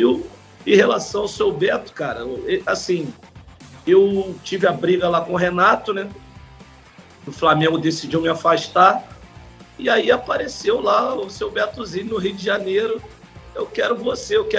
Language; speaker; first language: Portuguese; native; Portuguese